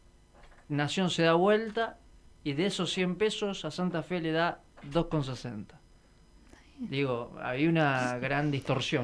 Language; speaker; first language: Spanish; native; Spanish